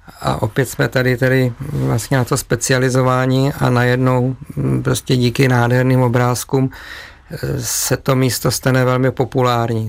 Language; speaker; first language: Czech; native; Czech